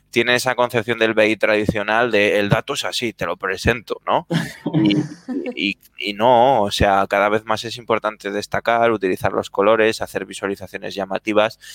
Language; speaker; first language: Spanish; native; Spanish